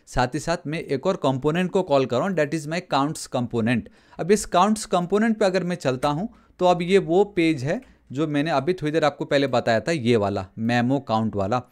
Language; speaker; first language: Hindi; non-native, local second language; Nepali